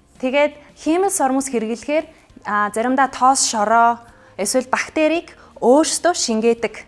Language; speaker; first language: Mongolian; non-native, fluent; English